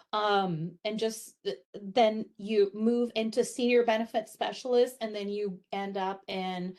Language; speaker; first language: English; native; English